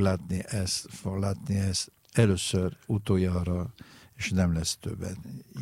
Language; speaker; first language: Hungarian; non-native, learner; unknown